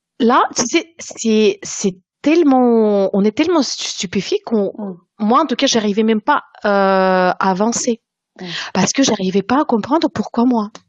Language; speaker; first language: French; non-native, fluent; Russian